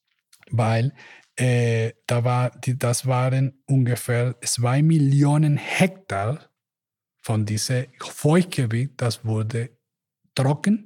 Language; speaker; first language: German; non-native, learner; Spanish